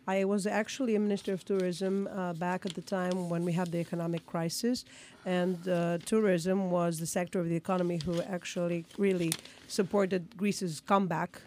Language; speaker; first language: English; non-native, fluent; Greek